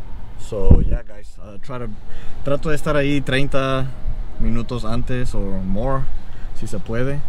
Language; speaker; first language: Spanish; early bilingual, heritage; Spanish